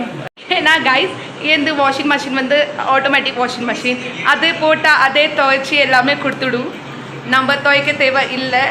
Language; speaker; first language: Tamil; non-native, local second language; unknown